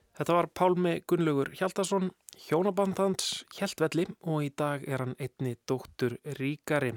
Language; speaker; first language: Icelandic; native; Icelandic